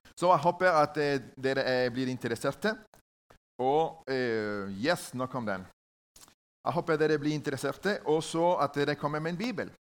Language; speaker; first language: Norwegian; non-native, learner; Spanish